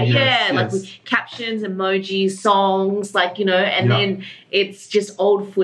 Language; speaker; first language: English; native; English